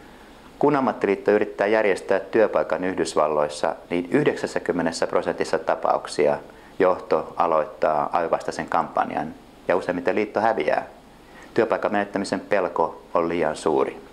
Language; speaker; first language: Finnish; native; Finnish